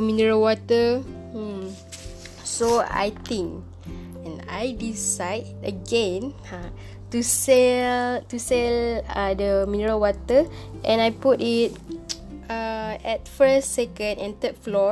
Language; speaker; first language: English; non-native, local second language; Malay